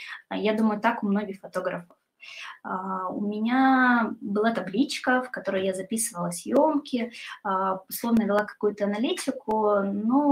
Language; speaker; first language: Russian; native; Russian